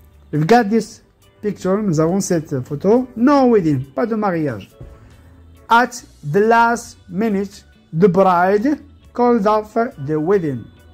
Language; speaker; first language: English; non-native, fluent; Arabic